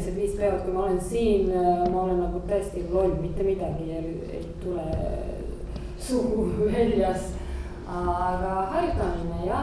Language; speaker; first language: Estonian; non-native, learner; Croatian